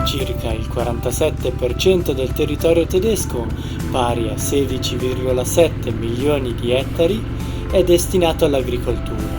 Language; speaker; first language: Italian; native; Italian